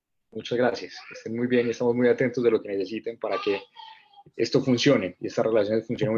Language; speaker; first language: Spanish; native; Spanish